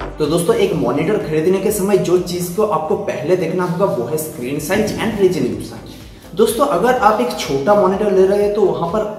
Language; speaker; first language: Hindi; non-native, local second language; Bangla